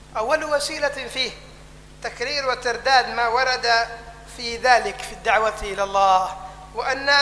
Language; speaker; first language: Arabic; native; Arabic